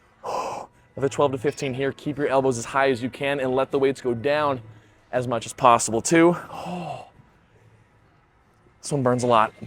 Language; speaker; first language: English; native; English